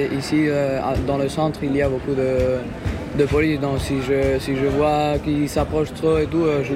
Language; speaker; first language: French; non-native, learner; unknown